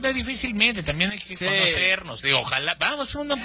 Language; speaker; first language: Spanish; native; Spanish